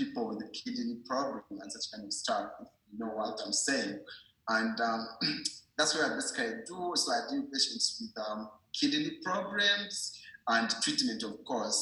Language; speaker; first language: English; non-native, local second language; Ganda